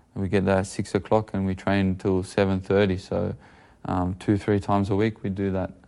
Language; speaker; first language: English; native; English